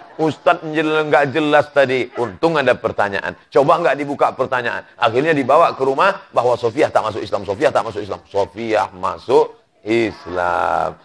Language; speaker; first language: Indonesian; native; Indonesian